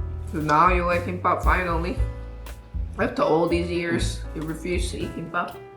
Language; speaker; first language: English; non-native, fluent; Korean